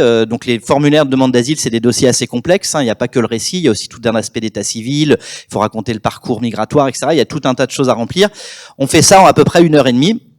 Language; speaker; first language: French; native; French